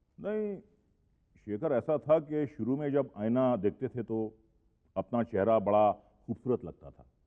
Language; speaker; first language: Hindi; native; Hindi